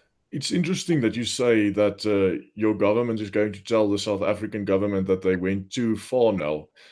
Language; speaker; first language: English; non-native, local second language; Afrikaans